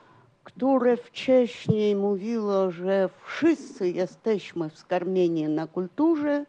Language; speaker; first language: Polish; non-native, fluent; Russian